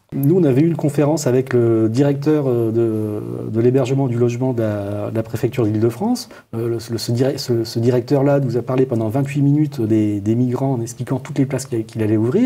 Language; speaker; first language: French; native; French